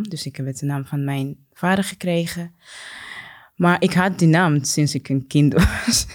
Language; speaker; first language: Dutch; non-native, learner; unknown